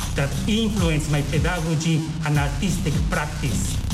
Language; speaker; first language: English; non-native, fluent; Spanish